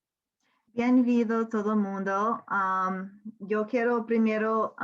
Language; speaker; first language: Spanish; non-native, learner; English